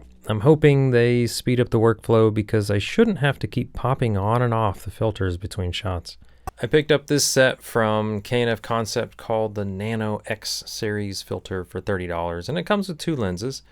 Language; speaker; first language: English; native; English